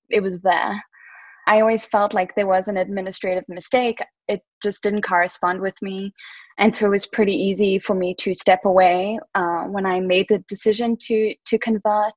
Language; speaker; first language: English; early bilingual, other home language; French